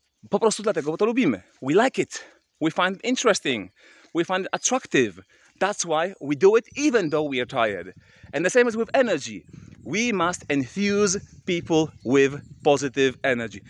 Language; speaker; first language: English; non-native, fluent; Polish